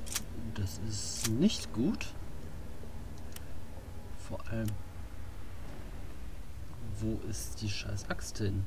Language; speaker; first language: German; native; German